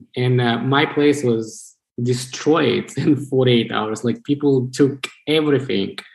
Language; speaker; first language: English; non-native, fluent; Romanian